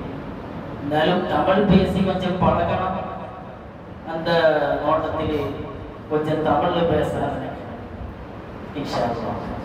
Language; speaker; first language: Tamil; non-native, learner; Malayalam